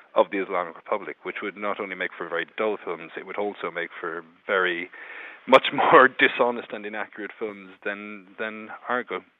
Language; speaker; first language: English; native; English